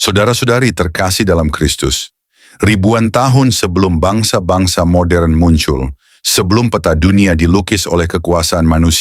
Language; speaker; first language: Indonesian; native; Indonesian